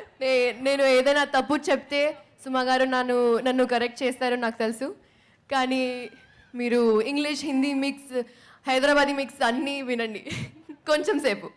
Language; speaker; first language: Telugu; non-native, local second language; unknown